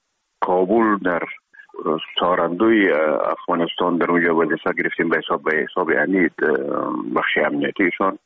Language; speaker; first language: Persian; native; Persian